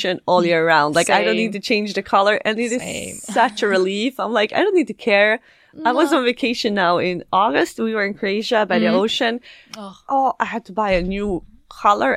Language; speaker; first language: English; non-native, fluent; Swedish